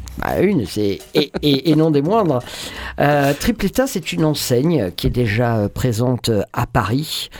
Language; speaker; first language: French; native; French